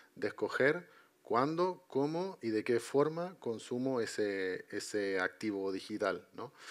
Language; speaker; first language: Spanish; native; Spanish